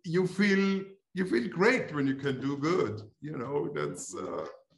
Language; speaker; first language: English; non-native, fluent; German